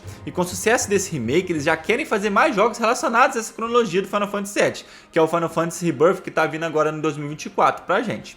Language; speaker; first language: Portuguese; native; Portuguese